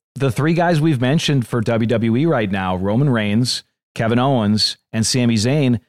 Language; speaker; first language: English; native; English